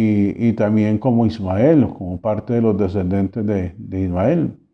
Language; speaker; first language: Spanish; native; Spanish